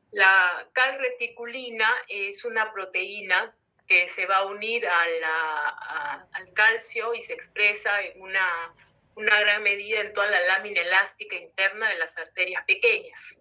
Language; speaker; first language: Spanish; native; Spanish